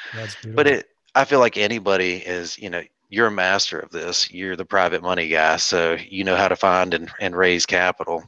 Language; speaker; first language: English; native; English